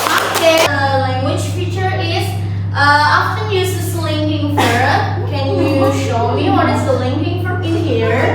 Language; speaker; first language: English; non-native, learner; Indonesian